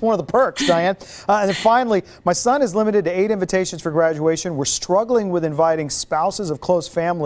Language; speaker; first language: English; native; English